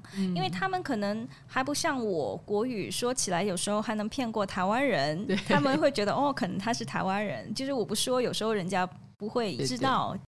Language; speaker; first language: Chinese; non-native, local second language; Cantonese